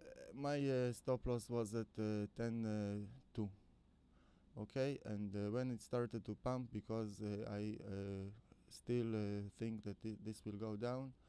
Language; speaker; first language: English; non-native, fluent; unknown